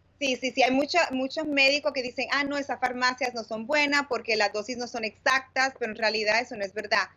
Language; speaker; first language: Spanish; early bilingual, heritage; Spanish